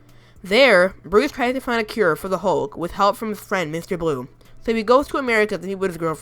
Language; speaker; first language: English; native; English